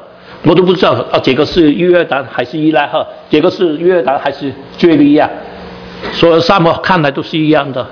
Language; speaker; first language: Chinese; non-native, learner; Cantonese